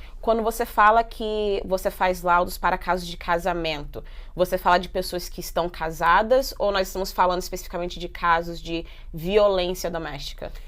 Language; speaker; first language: Portuguese; native; Portuguese